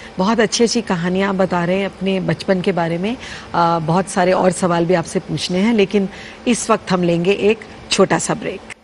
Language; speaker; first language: Hindi; native; Hindi